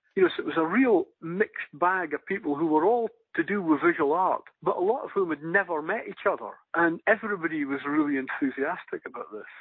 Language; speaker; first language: English; native; English